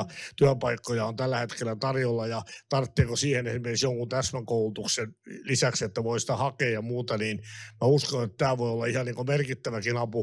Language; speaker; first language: Finnish; native; Finnish